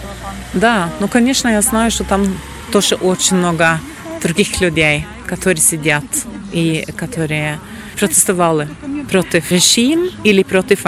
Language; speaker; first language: Russian; non-native, fluent; Norwegian